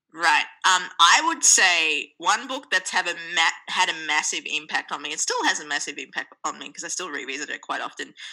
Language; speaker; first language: English; native; English